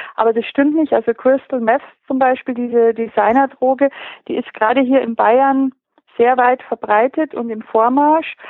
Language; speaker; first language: German; native; German